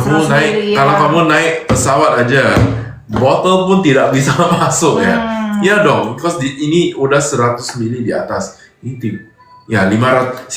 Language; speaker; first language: Indonesian; non-native, fluent; English